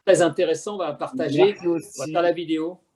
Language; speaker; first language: French; native; French